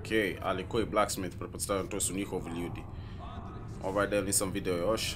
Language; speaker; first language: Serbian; early bilingual, heritage; English